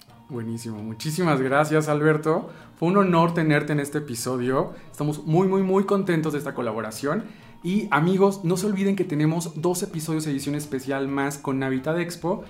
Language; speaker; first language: Spanish; native; Spanish